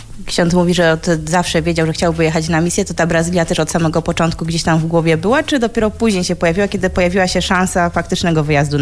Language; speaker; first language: Polish; native; Polish